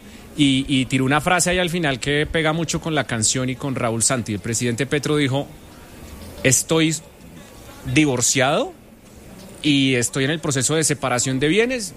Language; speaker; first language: Spanish; native; Spanish